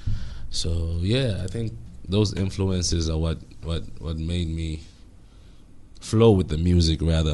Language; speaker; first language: English; non-native, local second language; Bemba